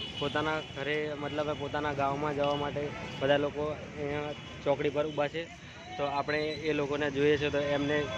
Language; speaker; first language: Gujarati; non-native, local second language; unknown